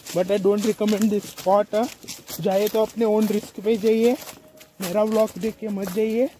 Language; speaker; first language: Hindi; non-native, local second language; Marathi